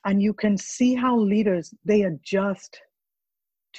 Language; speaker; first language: English; non-native, local second language; Ganda